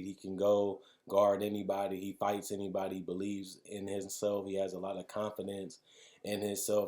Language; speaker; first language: English; native; English